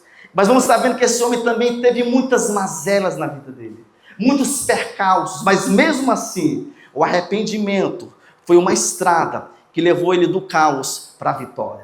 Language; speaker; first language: Portuguese; native; Portuguese